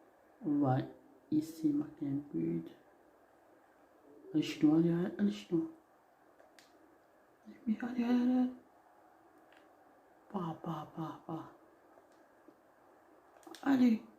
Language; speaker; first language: French; non-native, learner; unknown